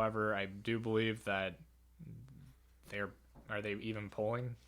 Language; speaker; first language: English; native; English